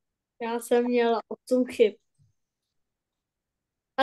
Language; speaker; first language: Czech; non-native, learner; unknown